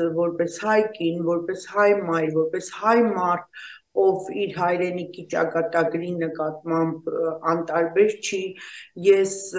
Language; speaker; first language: Armenian; native; Armenian